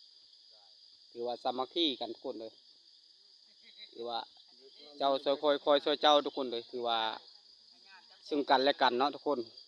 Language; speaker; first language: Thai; non-native, local second language; Lao